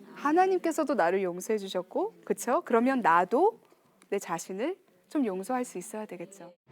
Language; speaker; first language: Korean; early bilingual, heritage; Korean